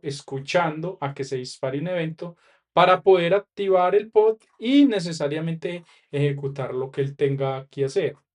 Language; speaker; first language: Spanish; native; Spanish